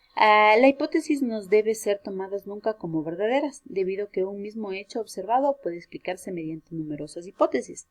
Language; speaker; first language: Spanish; native; Spanish